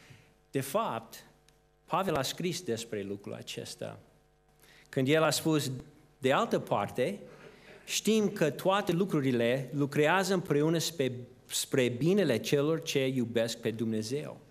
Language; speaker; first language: Romanian; non-native, fluent; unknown